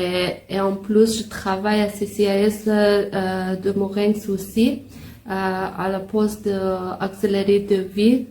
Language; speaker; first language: French; non-native, learner; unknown